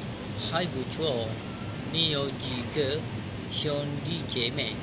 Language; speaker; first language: Chinese; non-native, learner; Malay